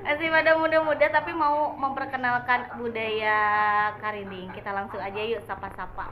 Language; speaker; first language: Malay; non-native, local second language; Sundanese